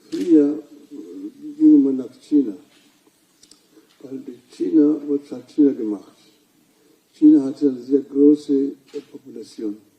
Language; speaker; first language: German; non-native, fluent; Luo (Kenya and Tanzania)